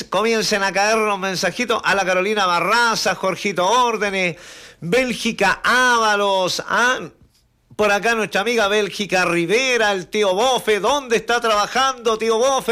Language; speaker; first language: Spanish; native; Spanish